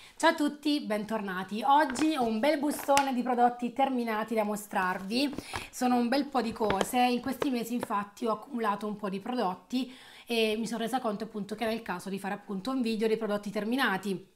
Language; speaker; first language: Italian; native; Italian